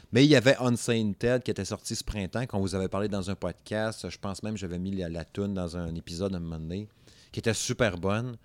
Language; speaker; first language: French; native; French